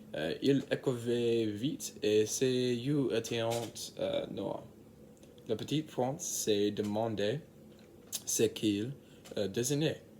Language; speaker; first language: French; non-native, learner; English